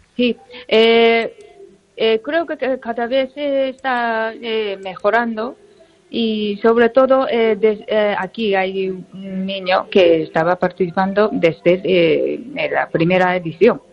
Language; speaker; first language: Spanish; non-native, learner; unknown